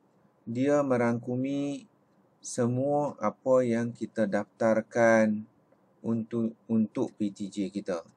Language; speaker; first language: Malay; native; Malay